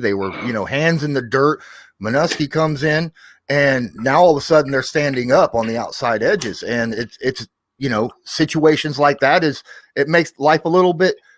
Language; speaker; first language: English; native; English